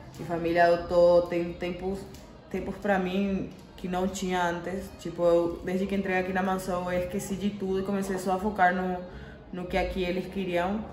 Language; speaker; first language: Portuguese; non-native, fluent; Spanish